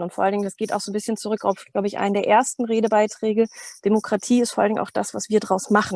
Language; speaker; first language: German; native; German